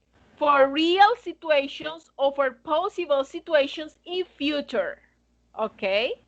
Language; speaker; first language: English; non-native, fluent; Spanish